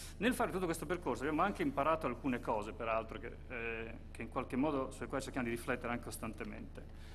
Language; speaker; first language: Italian; native; Italian